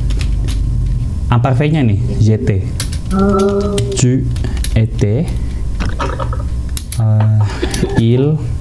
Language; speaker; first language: French; non-native, fluent; Indonesian